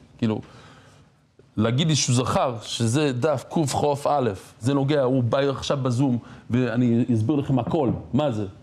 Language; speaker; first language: Hebrew; non-native, fluent; English